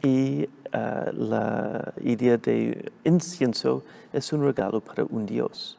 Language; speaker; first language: Spanish; non-native, fluent; English